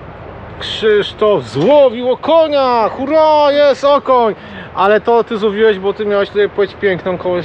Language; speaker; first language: Polish; native; Polish